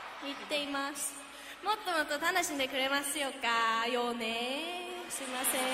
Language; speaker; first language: Japanese; non-native, learner; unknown